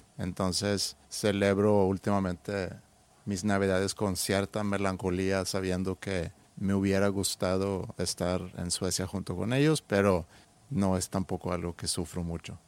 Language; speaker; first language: Spanish; non-native, fluent; Swedish